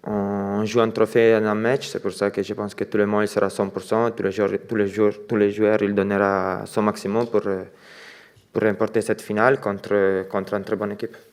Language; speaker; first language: French; non-native, fluent; Italian